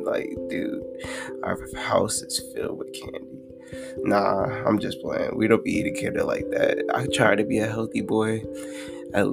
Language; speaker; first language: English; native; English